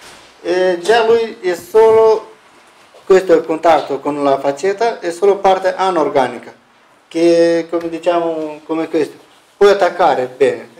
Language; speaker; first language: Italian; non-native, learner; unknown